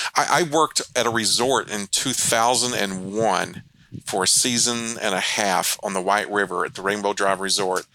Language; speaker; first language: English; native; English